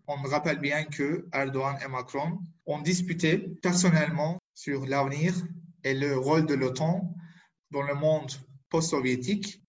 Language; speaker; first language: French; non-native, fluent; Turkish